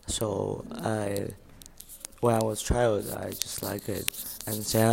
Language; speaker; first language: English; non-native, learner; Chinese